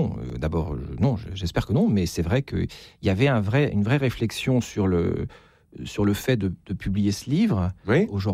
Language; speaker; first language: French; native; French